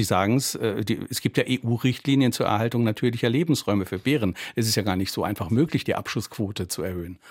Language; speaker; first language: German; native; German